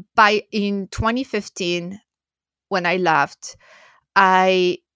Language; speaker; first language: English; non-native, fluent; French